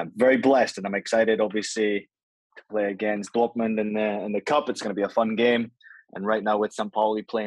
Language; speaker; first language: English; native; English